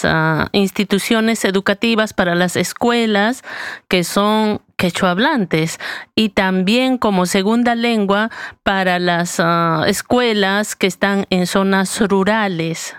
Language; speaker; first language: Spanish; native; Spanish